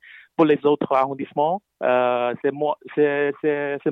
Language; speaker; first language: French; non-native, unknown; Chinese